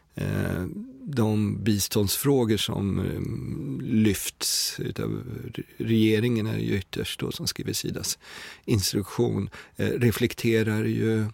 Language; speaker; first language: Swedish; native; Swedish